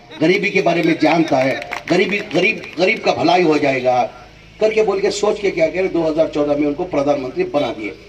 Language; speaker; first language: Hindi; non-native, local second language; Urdu